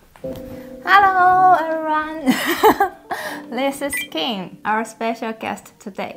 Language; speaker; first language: English; non-native, learner; Chinese